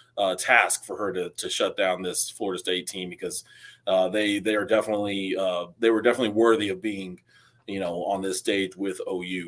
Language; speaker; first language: English; native; English